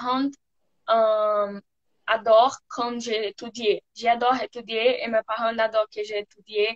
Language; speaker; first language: French; non-native, learner; Portuguese